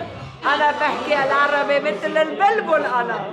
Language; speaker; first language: Arabic; non-native, learner; French